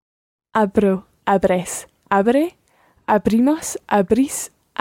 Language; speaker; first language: Spanish; non-native, learner; English